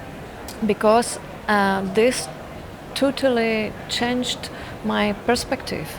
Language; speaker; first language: English; non-native, fluent; Czech